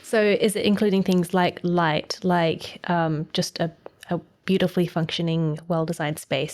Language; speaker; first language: English; native; English